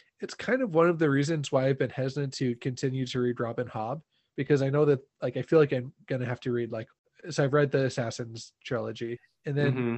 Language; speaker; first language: English; native; English